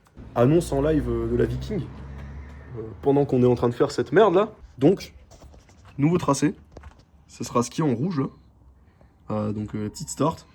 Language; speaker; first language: French; native; French